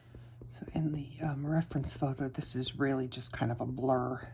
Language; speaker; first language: English; native; English